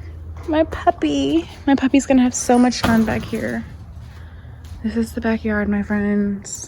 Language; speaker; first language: English; native; English